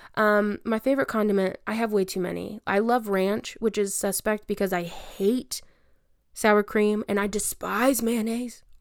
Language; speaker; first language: English; native; English